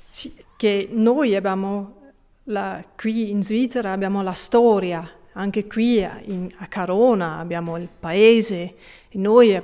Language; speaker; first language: Italian; non-native, fluent; English